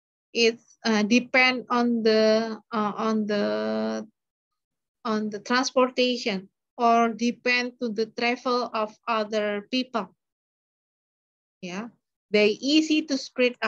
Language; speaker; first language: English; non-native, learner; Indonesian